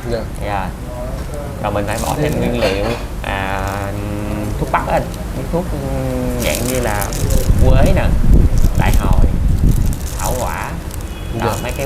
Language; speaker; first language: Vietnamese; native; Vietnamese